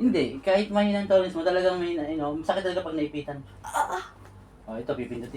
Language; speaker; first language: Filipino; native; Filipino